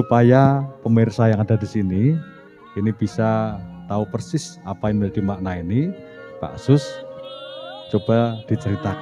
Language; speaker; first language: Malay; non-native, local second language; Javanese